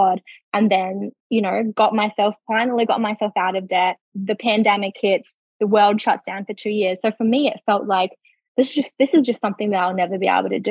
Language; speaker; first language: English; native; English